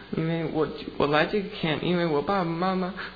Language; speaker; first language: Chinese; early bilingual, heritage; English